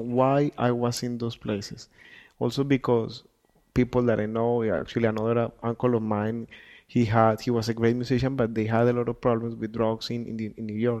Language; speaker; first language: English; non-native, fluent; Spanish